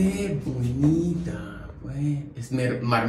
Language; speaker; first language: Spanish; non-native, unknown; English